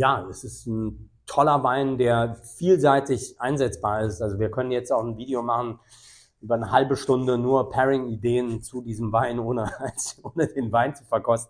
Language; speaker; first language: German; native; German